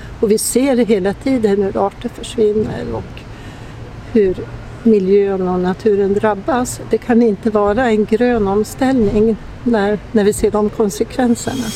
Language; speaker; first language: Swedish; native; Swedish